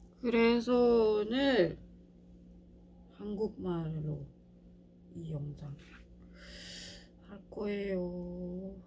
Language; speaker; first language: Korean; non-native, learner; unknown